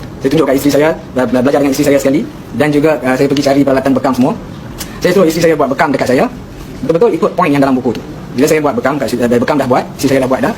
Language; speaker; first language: Malay; native; Malay